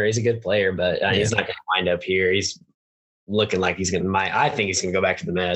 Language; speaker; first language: English; native; English